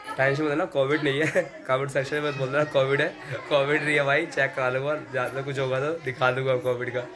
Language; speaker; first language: Hindi; native; Hindi